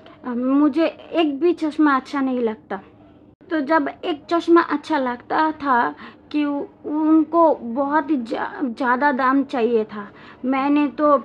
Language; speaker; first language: Hindi; non-native, learner; Bangla